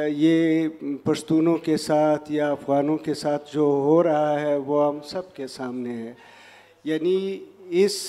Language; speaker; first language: Urdu; non-native, local second language; Pashto